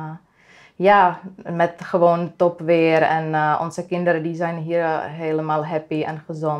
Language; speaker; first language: Dutch; non-native, fluent; Czech